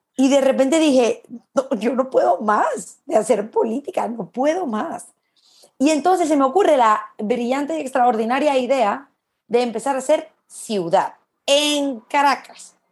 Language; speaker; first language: Spanish; native; Spanish